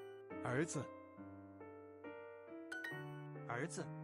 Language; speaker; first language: Chinese; non-native, learner; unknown